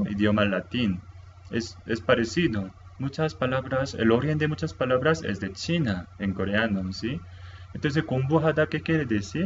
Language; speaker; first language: Spanish; non-native, fluent; Korean